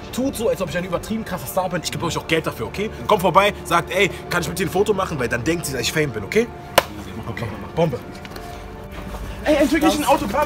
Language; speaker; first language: German; native; German